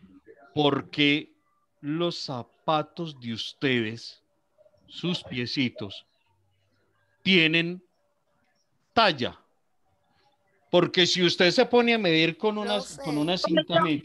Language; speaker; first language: Spanish; native; Spanish